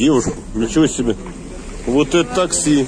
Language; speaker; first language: Russian; native; Russian